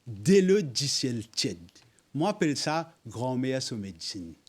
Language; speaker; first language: French; non-native, local second language; Morisyen